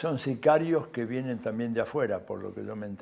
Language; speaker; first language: Spanish; native; Spanish